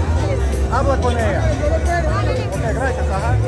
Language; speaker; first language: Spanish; non-native, learner; Russian